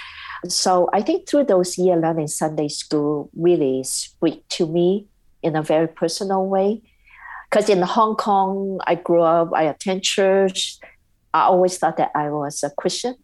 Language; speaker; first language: English; non-native, local second language; Cantonese